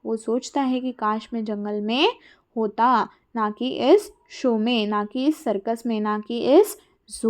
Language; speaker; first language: Hindi; native; Hindi